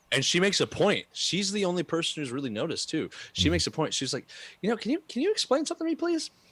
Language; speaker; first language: English; native; English